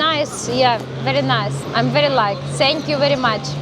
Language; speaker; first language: English; non-native, learner; Russian